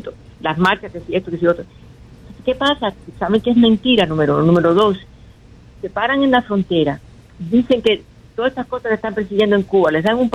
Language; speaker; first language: Spanish; native; Spanish